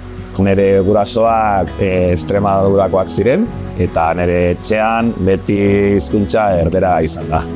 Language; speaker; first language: Basque; non-native, local second language; Spanish